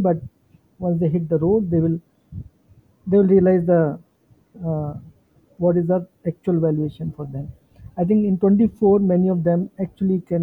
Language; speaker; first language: English; non-native, local second language; Hindi